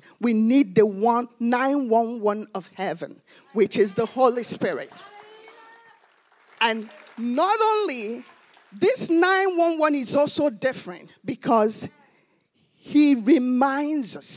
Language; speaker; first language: English; non-native, local second language; Igbo